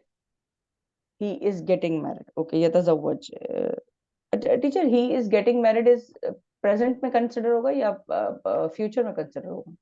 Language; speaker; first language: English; non-native, learner; Arabic